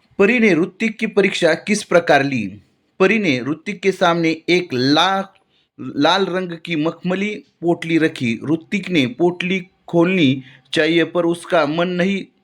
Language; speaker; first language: Hindi; non-native, local second language; Marathi